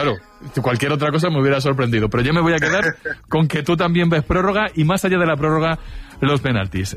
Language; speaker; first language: Spanish; native; Spanish